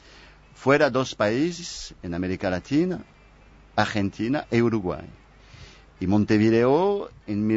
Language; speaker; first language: Portuguese; non-native, fluent; French